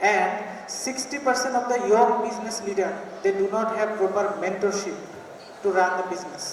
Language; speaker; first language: English; non-native, local second language; Bangla